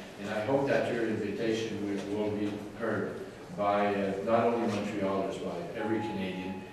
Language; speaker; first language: English; non-native, fluent; French